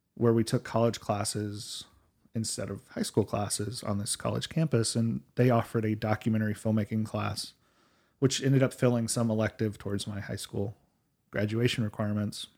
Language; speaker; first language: English; native; English